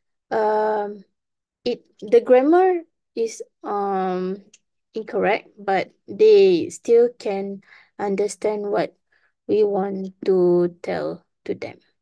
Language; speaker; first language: English; non-native, local second language; Malay